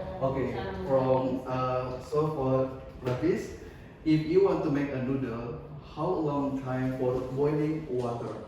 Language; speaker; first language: English; non-native, learner; Indonesian